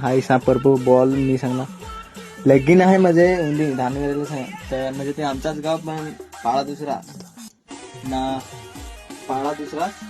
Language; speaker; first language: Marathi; non-native, local second language; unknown